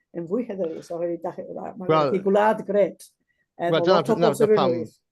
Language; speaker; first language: Welsh; non-native, fluent; Basque